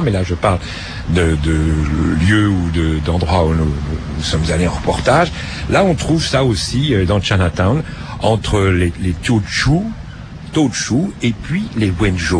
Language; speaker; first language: French; native; French